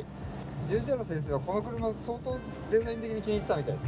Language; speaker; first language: Japanese; native; Japanese